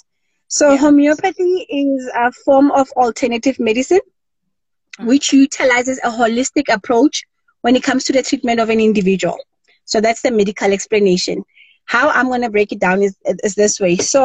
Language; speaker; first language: English; non-native, local second language; Tswana